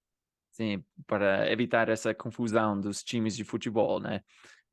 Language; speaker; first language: Portuguese; non-native, fluent; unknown